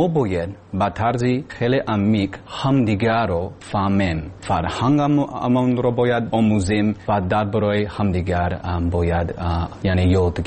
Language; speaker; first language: Persian; non-native, learner; English